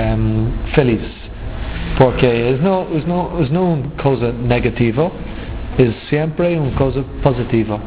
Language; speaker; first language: Spanish; non-native, learner; English